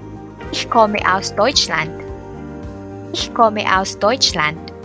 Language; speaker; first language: German; non-native, fluent; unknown